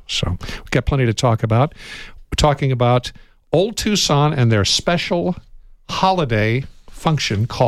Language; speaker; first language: English; native; English